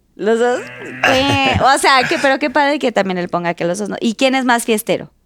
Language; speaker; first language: Spanish; native; Spanish